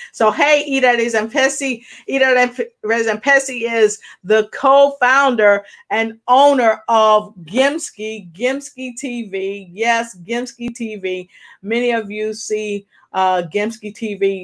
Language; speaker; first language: English; native; English